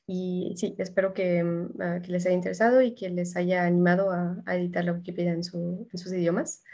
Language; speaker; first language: Spanish; non-native, fluent; French